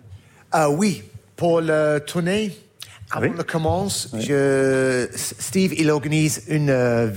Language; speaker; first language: French; non-native, learner; English